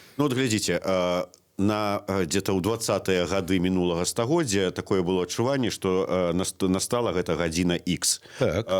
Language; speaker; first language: Belarusian; native; Belarusian